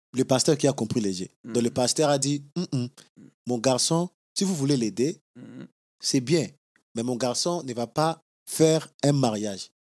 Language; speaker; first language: French; non-native, local second language; Lingala